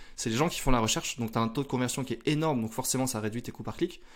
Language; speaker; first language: French; native; French